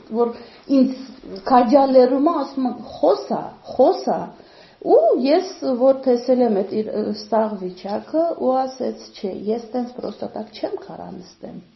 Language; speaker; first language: Armenian; non-native, fluent; Uzbek